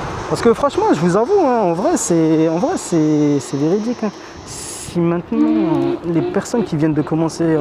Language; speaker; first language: French; native; French